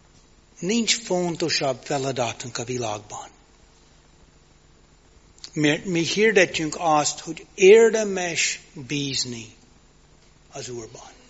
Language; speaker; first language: Hungarian; non-native, fluent; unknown